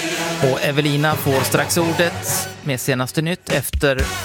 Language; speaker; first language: Swedish; native; Swedish